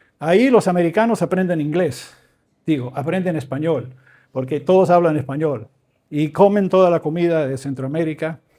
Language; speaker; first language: Spanish; early bilingual, other home language; English